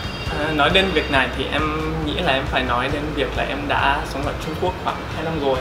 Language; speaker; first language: Vietnamese; non-native, fluent; English